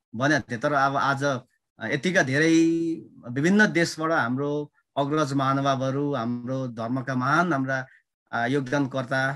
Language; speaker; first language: Nepali; non-native, local second language; Limbu